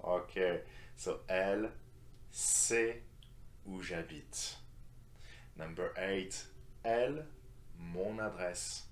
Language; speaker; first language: French; non-native, fluent; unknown